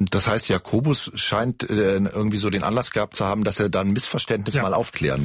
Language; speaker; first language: German; native; German